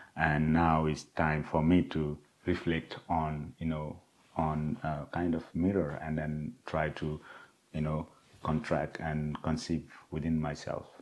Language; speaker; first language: English; non-native, local second language; Nepali